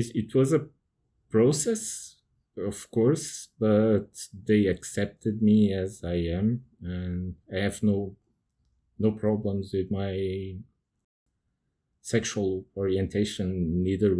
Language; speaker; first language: English; non-native, fluent; Portuguese